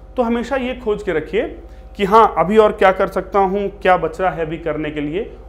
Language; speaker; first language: Hindi; native; Hindi